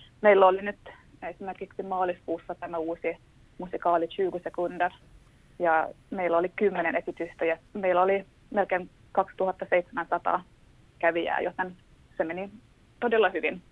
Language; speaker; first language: Finnish; non-native, local second language; Swedish